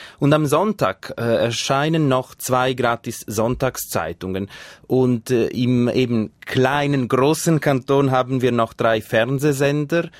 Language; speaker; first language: German; non-native, local second language; Italian